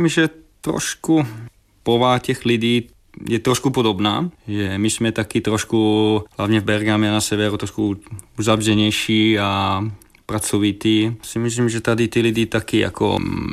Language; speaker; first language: Czech; non-native, fluent; Italian